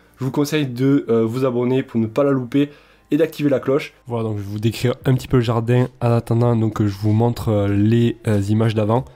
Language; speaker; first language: French; native; French